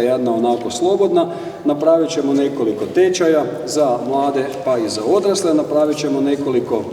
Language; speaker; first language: Croatian; native; Croatian